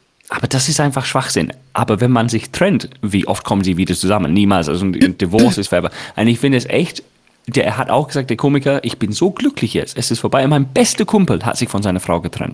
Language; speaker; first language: German; non-native, fluent; English